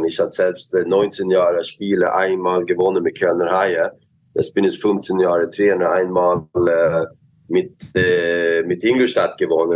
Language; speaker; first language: German; non-native, learner; Swedish